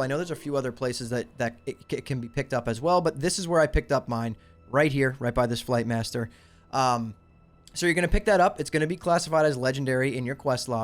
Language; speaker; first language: English; native; English